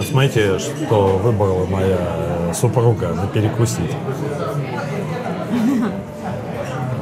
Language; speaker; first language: Russian; native; Russian